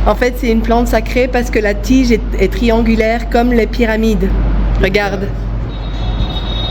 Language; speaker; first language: French; native; French